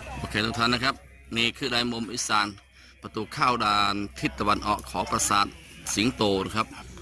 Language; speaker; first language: Thai; non-native, local second language; Khmer